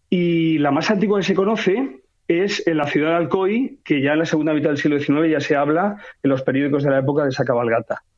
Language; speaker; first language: Spanish; native; Spanish